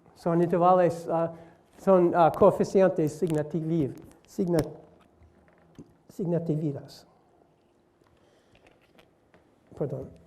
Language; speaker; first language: Spanish; non-native, learner; English